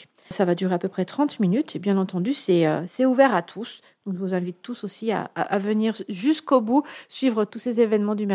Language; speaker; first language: French; native; French